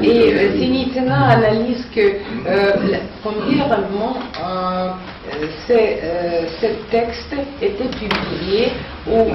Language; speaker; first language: French; non-native, learner; Russian